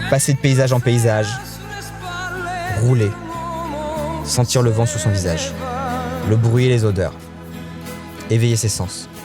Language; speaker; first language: French; native; French